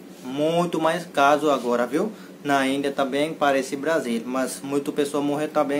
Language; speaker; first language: Portuguese; non-native, learner; Hindi